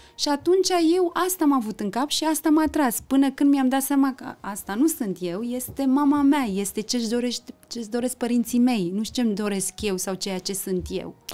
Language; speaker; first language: Romanian; early bilingual, heritage; Romanian